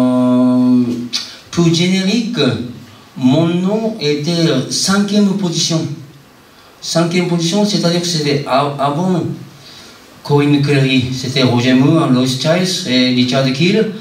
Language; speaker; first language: French; non-native, fluent; Japanese